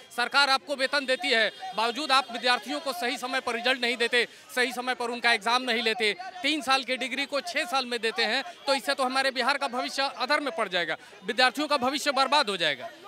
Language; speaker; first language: Hindi; native; Hindi